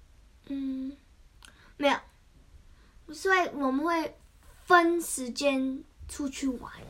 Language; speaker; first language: Chinese; early bilingual, heritage; Chinese